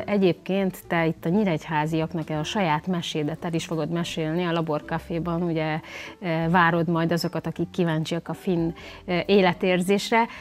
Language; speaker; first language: Hungarian; native; Hungarian